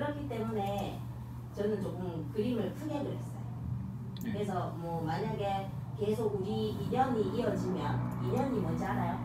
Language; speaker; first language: Korean; native; Korean